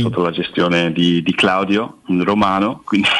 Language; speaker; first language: Italian; non-native, fluent; English